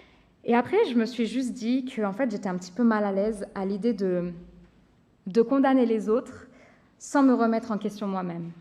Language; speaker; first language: French; native; French